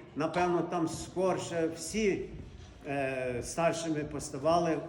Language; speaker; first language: Ukrainian; early bilingual, heritage; Ukrainian